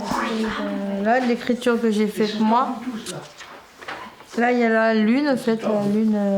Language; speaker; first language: French; native; French